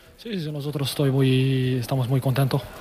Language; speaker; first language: Spanish; non-native, learner; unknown